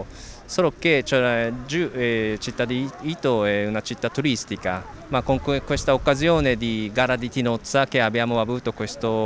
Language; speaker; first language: Italian; non-native, fluent; Japanese